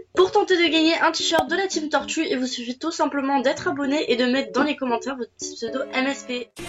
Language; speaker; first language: French; early bilingual, other home language; Portuguese